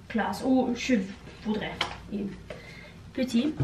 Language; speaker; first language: French; non-native, learner; Norwegian